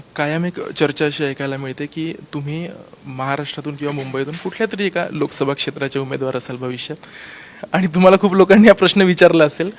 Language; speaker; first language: Marathi; native; Marathi